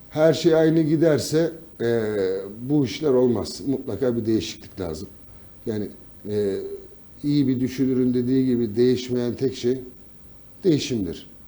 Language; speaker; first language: Turkish; native; Turkish